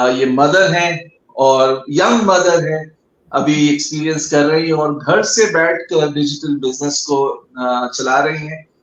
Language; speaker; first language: Urdu; native; Urdu